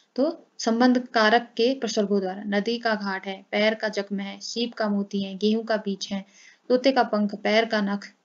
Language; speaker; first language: Hindi; native; Hindi